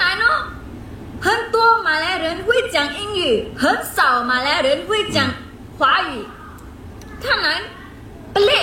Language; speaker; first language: Chinese; non-native, local second language; Malay